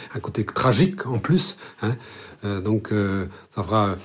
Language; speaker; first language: French; non-native, local second language; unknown